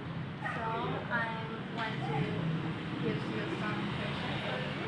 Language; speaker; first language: English; non-native, learner; Indonesian